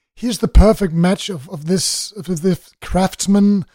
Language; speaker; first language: English; non-native, fluent; Danish